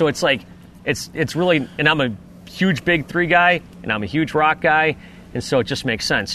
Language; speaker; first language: English; native; English